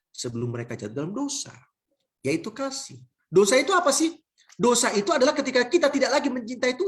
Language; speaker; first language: Indonesian; native; Indonesian